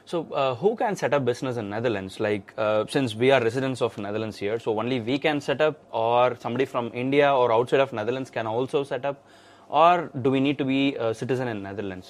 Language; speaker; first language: English; non-native, local second language; Tamil